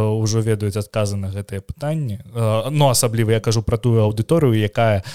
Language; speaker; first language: Belarusian; non-native, local second language; Russian